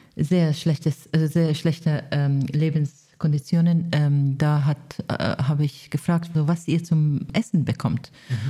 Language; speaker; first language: German; non-native, fluent; Persian